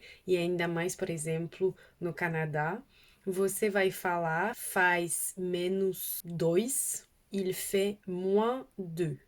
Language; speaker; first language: Portuguese; non-native, fluent; French